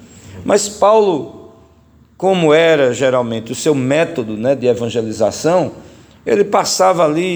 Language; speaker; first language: Portuguese; native; Portuguese